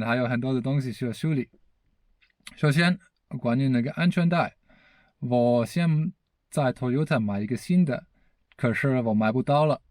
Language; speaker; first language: Chinese; non-native, learner; German